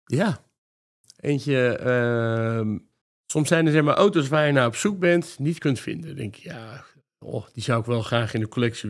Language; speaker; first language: Dutch; native; Dutch